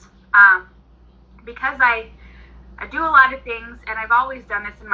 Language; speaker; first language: English; native; English